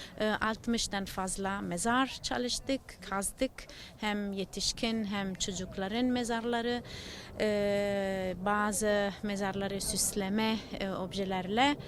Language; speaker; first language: Turkish; non-native, learner; Italian